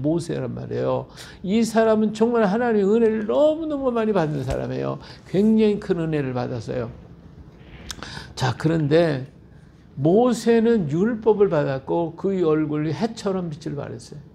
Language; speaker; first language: Korean; native; Korean